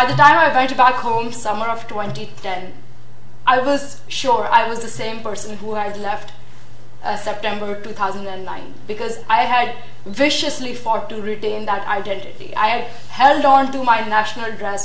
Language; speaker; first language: English; non-native, local second language; Urdu